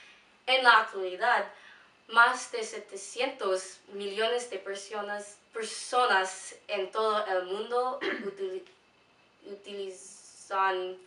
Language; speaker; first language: Spanish; non-native, learner; English